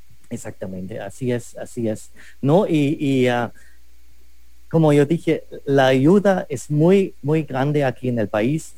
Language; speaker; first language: Spanish; non-native, fluent; German